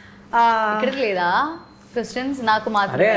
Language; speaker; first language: Telugu; non-native, learner; Malayalam